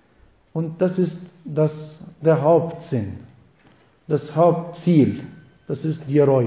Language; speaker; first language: German; non-native, fluent; Arabic